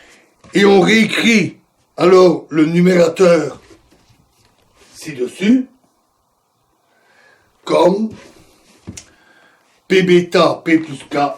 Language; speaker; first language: French; native; French